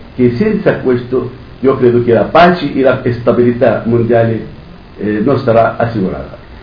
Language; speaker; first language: Italian; non-native, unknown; Arabic